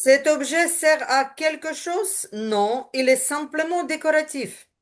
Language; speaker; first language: French; non-native, learner; Ukrainian